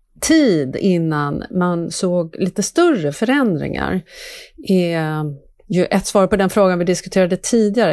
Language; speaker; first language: Swedish; native; Swedish